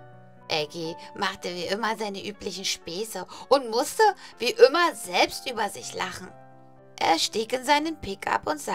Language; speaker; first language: German; native; German